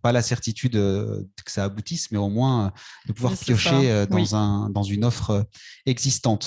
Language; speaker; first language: French; native; French